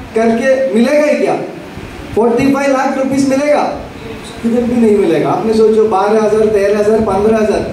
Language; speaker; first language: Hindi; non-native, local second language; Malayalam